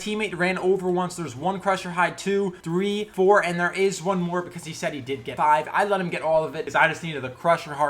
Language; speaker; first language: English; native; English